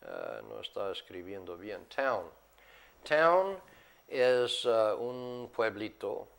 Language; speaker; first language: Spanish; non-native, fluent; English